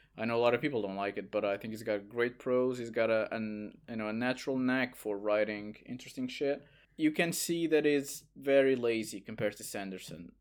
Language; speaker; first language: English; non-native, fluent; Portuguese